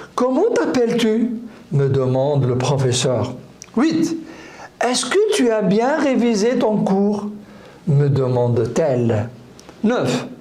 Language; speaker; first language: French; non-native, local second language; Arabic